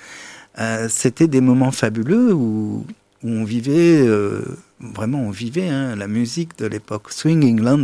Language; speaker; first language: French; native; French